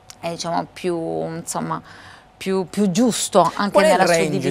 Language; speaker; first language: Italian; native; Italian